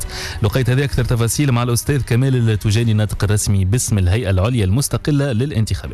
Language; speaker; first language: Arabic; native; Arabic